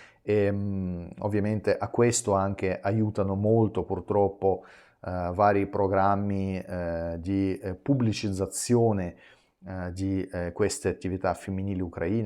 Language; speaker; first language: Italian; non-native, fluent; Russian